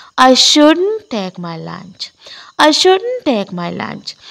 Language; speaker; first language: English; non-native, local second language; Sinhala